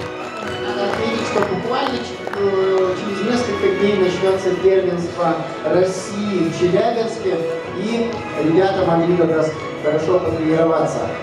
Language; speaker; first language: Russian; native; Russian